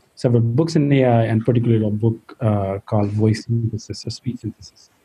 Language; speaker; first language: English; non-native, local second language; Nepali